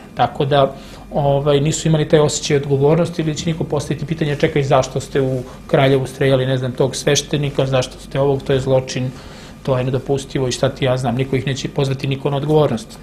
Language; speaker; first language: Serbian; native; Serbian